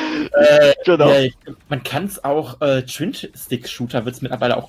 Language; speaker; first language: German; native; German